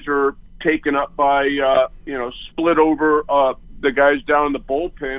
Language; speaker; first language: English; native; English